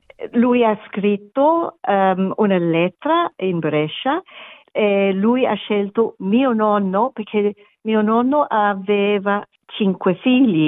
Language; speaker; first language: Italian; non-native, learner; English